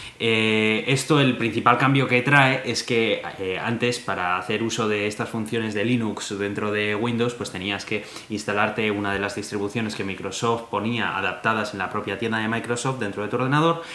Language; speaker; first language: Spanish; native; Spanish